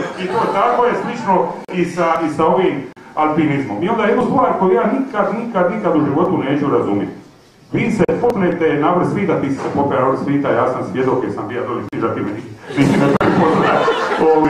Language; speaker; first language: Serbian; native; Serbian